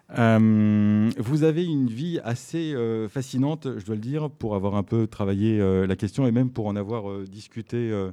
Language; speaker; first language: French; native; French